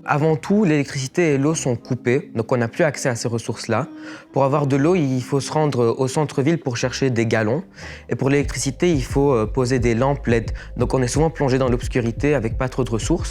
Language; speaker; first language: French; early bilingual, other home language; Arabic